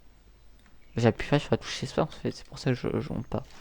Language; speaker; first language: French; native; French